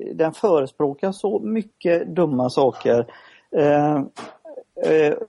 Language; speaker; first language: Swedish; native; Swedish